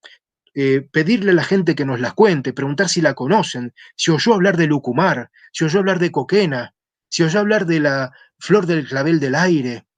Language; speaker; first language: Spanish; native; Spanish